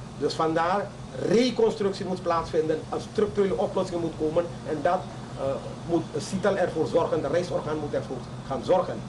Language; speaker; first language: Dutch; native; Dutch